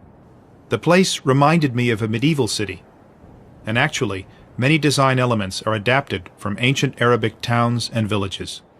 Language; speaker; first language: English; native; English